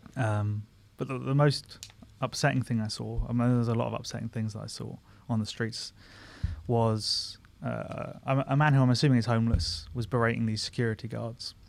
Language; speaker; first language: English; native; English